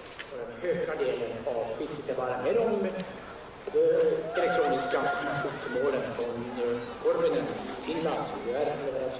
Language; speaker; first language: Swedish; native; Swedish